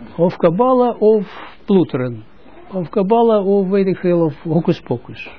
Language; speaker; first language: Dutch; non-native, fluent; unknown